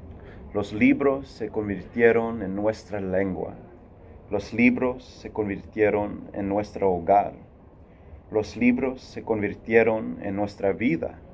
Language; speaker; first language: Spanish; early bilingual, heritage; Spanish